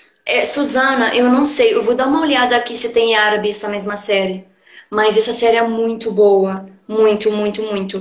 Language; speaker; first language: Portuguese; non-native, fluent; Arabic